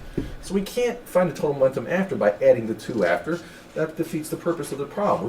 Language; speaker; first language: English; native; English